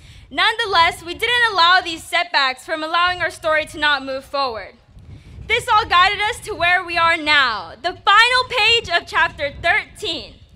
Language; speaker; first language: English; early bilingual, other home language; Spanish